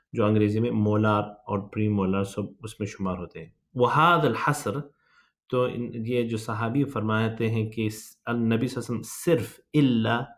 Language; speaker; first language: Urdu; native; Urdu